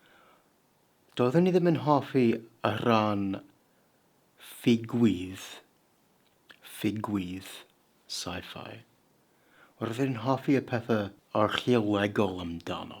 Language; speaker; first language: Welsh; non-native, fluent; English